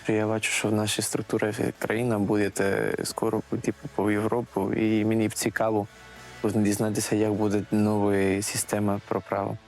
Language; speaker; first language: Ukrainian; non-native, learner; Spanish